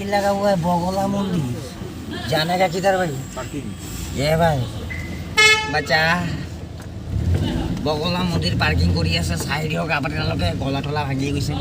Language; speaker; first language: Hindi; non-native, local second language; Assamese